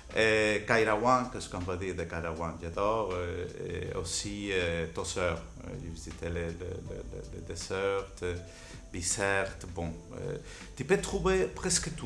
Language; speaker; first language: French; non-native, fluent; Spanish